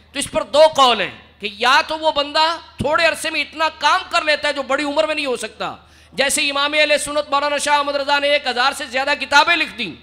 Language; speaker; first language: Urdu; non-native, local second language; Punjabi